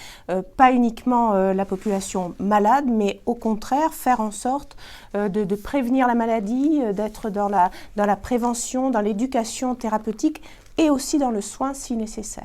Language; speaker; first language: French; native; French